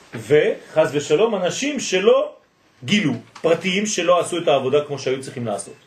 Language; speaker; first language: Hebrew; non-native, fluent; French